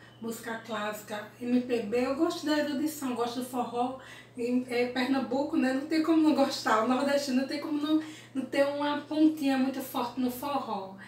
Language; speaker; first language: Portuguese; early bilingual, other home language; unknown